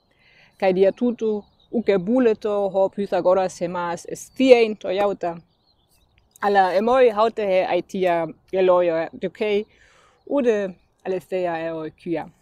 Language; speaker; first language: Greek; non-native, fluent; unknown